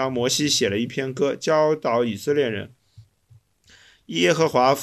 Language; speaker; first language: Chinese; native; Chinese